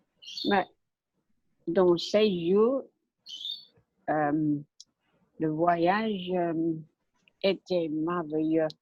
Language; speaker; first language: French; non-native, learner; English